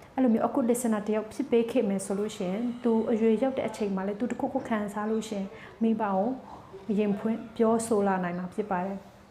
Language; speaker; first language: Burmese; non-native, local second language; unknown